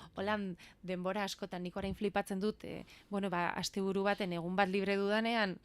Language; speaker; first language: Basque; non-native, local second language; Spanish